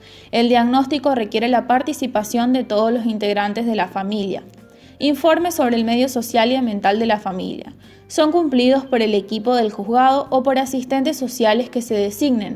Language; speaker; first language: Spanish; native; Spanish